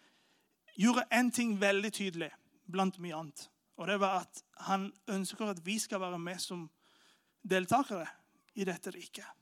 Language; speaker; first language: Norwegian; non-native, fluent; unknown